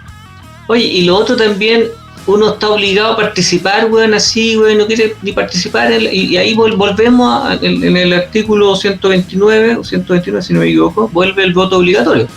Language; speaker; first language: Spanish; native; Spanish